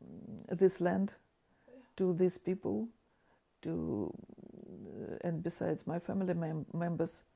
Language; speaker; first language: English; non-native, fluent; Ukrainian